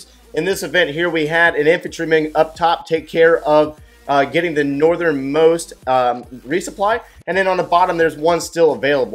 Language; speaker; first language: English; native; English